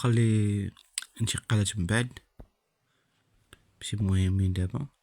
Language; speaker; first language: Arabic; native; Arabic